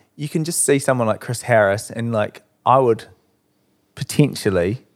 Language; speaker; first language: English; native; English